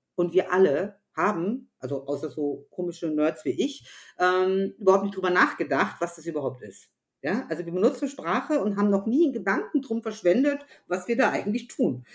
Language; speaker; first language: German; native; German